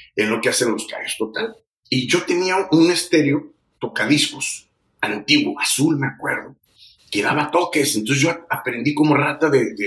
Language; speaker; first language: Spanish; native; Spanish